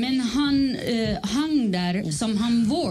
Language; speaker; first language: Swedish; non-native, fluent; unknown